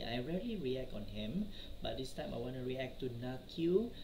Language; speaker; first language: English; non-native, local second language; Malay